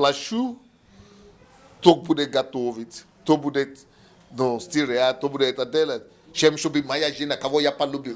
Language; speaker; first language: Russian; non-native, learner; Yoruba